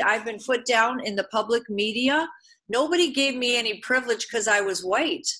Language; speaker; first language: English; native; English